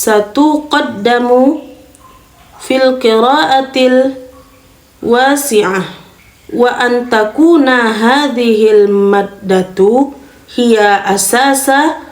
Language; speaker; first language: Arabic; non-native, fluent; Indonesian